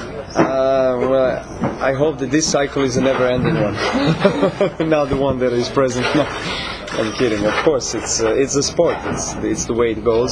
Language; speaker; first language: English; non-native, fluent; Serbian